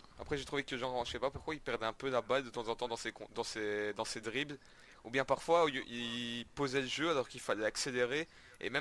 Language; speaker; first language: French; native; French